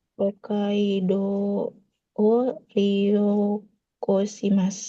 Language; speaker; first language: Japanese; non-native, learner; Indonesian